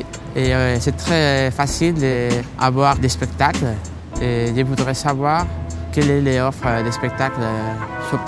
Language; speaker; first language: French; non-native, fluent; Spanish